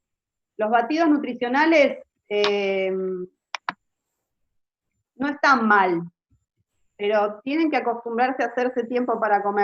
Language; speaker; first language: Spanish; native; Spanish